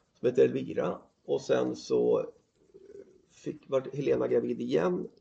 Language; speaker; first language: Swedish; native; Swedish